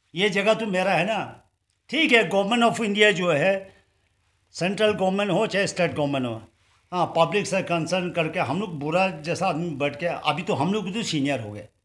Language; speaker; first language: Hindi; non-native, local second language; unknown